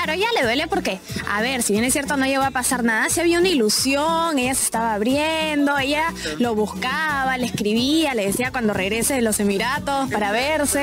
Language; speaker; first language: Spanish; native; Spanish